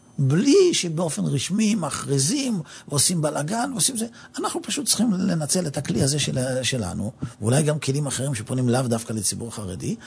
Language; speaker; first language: Hebrew; native; Hebrew